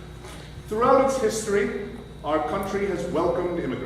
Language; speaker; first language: English; native; English